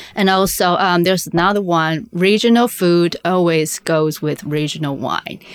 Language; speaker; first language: English; non-native, fluent; Chinese